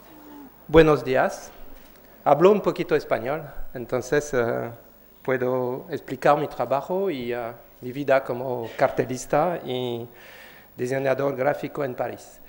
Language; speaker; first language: Spanish; non-native, learner; French